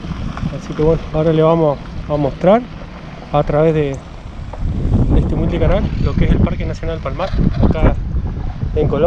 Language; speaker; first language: Spanish; native; Spanish